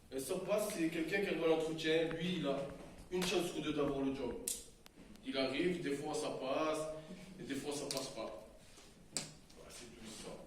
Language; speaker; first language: French; native; French